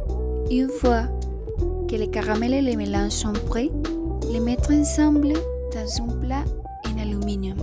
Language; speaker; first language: French; non-native, learner; Spanish